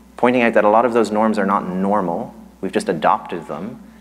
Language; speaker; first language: English; native; English